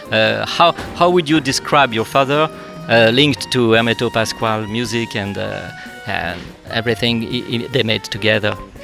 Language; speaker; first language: English; non-native, fluent; French